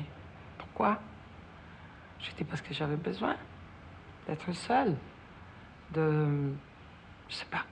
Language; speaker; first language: French; non-native, fluent; Italian